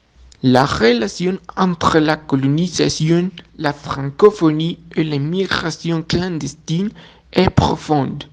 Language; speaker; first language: French; non-native, learner; Spanish